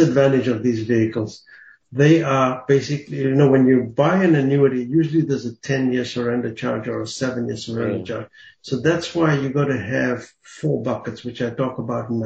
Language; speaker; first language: English; native; English